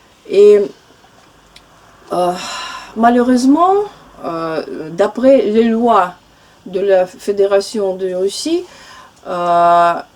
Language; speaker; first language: French; non-native, fluent; Russian